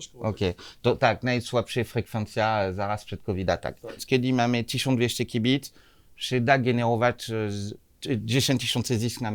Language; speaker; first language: Polish; non-native, learner; French